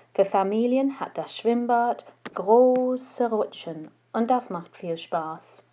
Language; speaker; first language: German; non-native, fluent; English